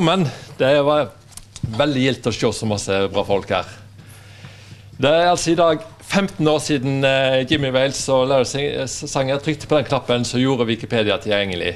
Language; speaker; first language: Norwegian; native; Norwegian